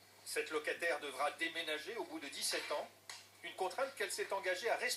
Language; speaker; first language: French; native; French